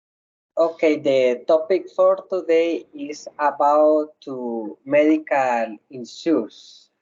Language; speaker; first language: English; non-native, learner; Spanish